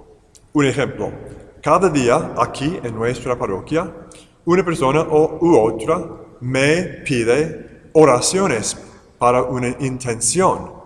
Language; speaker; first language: Spanish; non-native, fluent; English